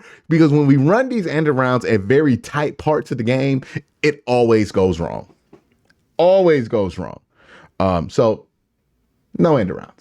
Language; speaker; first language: English; native; English